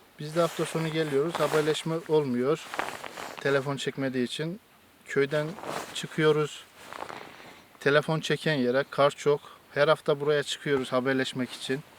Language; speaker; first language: Turkish; native; Turkish